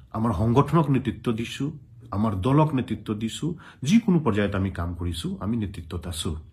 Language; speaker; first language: Assamese; non-native, local second language; Hindi